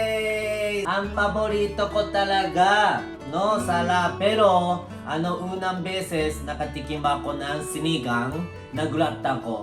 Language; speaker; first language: Filipino; non-native, learner; Japanese